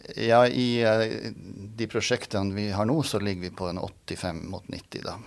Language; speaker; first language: Norwegian; native; Norwegian